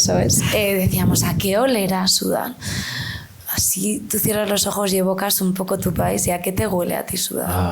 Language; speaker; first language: Spanish; native; Spanish